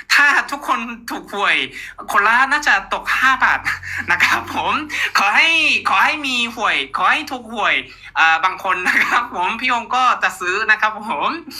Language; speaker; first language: Thai; non-native, fluent; Korean